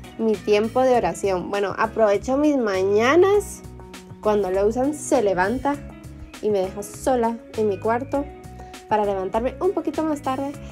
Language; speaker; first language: Spanish; early bilingual, heritage; Spanish